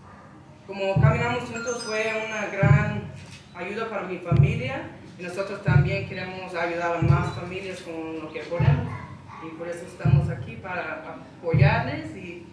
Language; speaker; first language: Spanish; non-native, learner; English